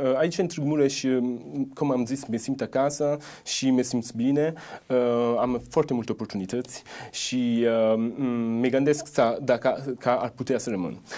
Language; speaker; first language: Romanian; non-native, fluent; Italian